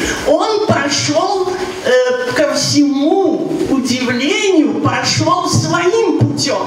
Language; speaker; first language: Russian; native; Russian